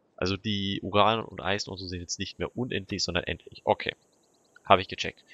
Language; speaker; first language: German; native; German